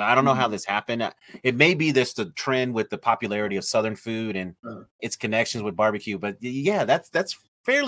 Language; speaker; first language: English; native; English